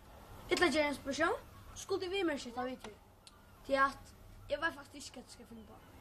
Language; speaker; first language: Danish; non-native, local second language; Faroese